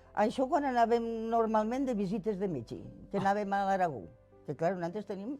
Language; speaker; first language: Catalan; native; Catalan